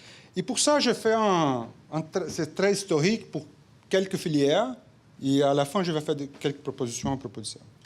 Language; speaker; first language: French; non-native, fluent; Portuguese